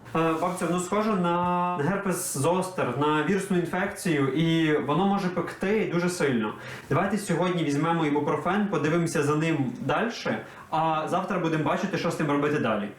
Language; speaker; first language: Ukrainian; native; Ukrainian